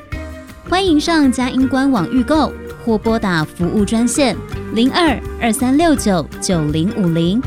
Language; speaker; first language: Chinese; native; Chinese